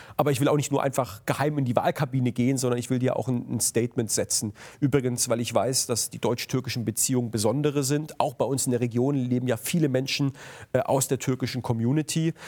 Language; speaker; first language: German; native; German